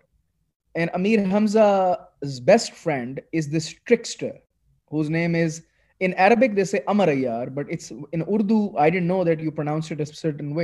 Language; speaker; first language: English; non-native, local second language; Urdu